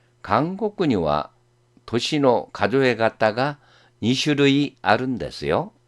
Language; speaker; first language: Japanese; non-native, fluent; Korean